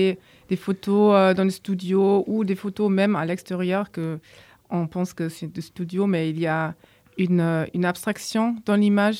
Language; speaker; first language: French; non-native, fluent; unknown